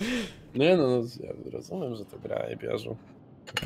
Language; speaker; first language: Polish; native; Polish